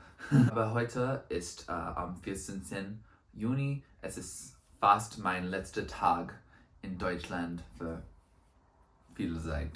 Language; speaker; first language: German; non-native, learner; English